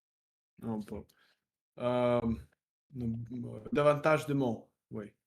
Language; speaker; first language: French; non-native, learner; Russian